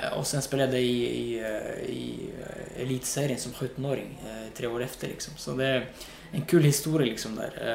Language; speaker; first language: Swedish; non-native, fluent; Riffian